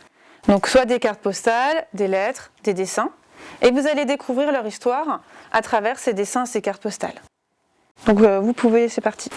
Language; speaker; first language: French; native; French